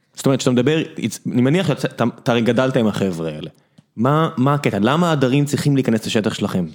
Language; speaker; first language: Hebrew; native; Hebrew